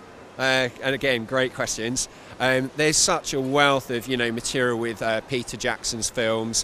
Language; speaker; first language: English; native; English